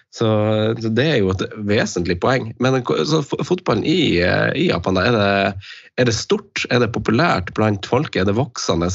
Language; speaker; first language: Norwegian; native; Norwegian